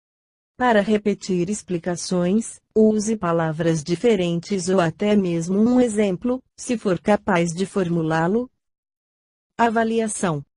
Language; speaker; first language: Portuguese; native; Portuguese